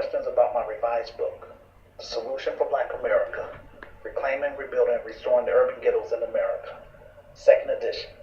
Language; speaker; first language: English; native; English